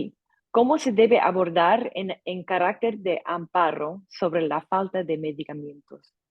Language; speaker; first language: Spanish; non-native, fluent; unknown